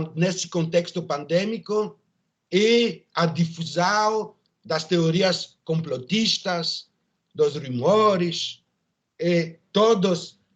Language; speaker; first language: Portuguese; non-native, learner; French